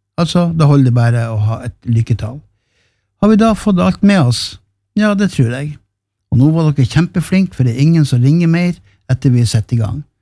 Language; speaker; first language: Norwegian; native; Norwegian